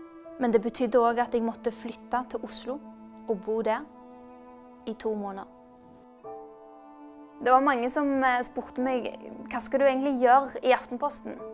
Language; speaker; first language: Norwegian; early bilingual, other home language; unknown